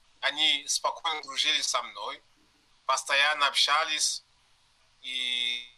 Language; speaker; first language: Russian; non-native, learner; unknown